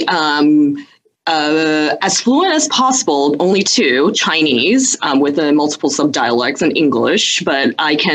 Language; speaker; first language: English; early bilingual, other home language; Cantonese